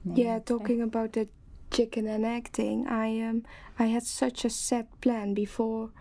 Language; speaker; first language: English; non-native, fluent; Dutch